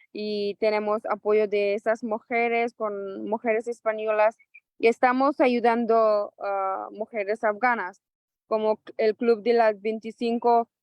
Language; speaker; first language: Spanish; non-native, local second language; Persian